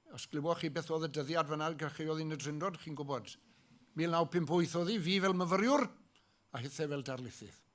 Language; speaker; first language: Welsh; native; Welsh